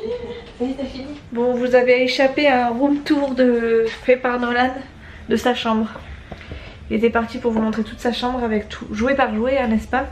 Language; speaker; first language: French; native; French